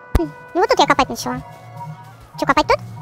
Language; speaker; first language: Russian; native; Russian